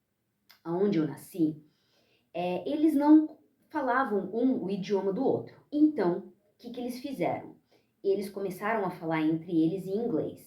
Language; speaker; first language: Portuguese; early bilingual, heritage; Portuguese